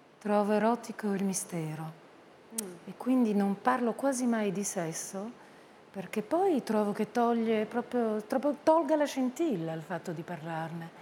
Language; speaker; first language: Italian; early bilingual, heritage; Italian